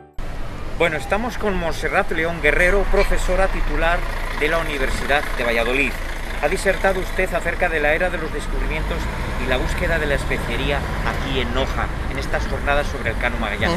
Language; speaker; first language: Spanish; native; Spanish